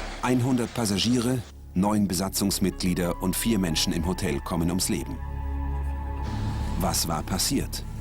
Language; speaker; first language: German; native; German